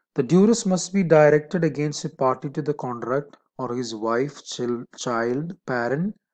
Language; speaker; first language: English; non-native, local second language; Malayalam